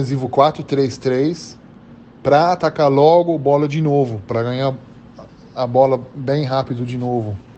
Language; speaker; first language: Portuguese; early bilingual, heritage; German